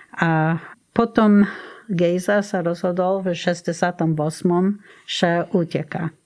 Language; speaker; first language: Slovak; non-native, fluent; English